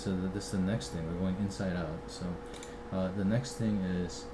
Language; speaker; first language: English; native; English